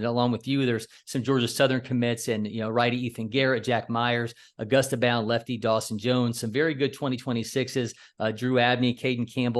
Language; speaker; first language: English; native; English